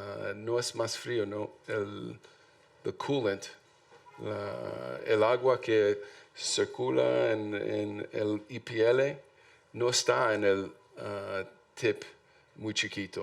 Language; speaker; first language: Spanish; non-native, learner; English